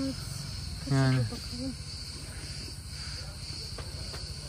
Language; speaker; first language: Turkish; early bilingual, heritage; Turkish